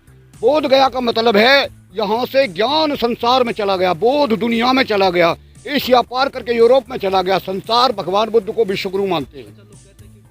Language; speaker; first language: Hindi; native; Hindi